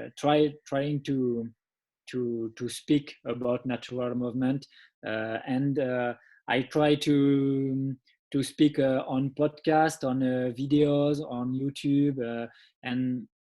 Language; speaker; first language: English; non-native, learner; French